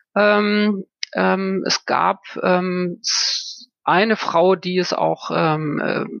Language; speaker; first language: German; native; German